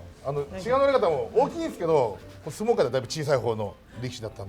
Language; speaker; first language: Japanese; native; Japanese